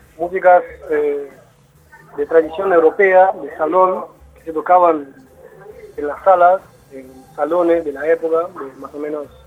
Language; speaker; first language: Spanish; non-native, fluent; Portuguese